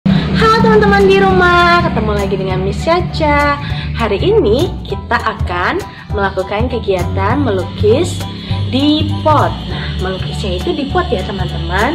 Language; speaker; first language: Indonesian; native; Indonesian